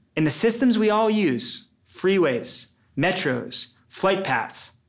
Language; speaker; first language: English; native; English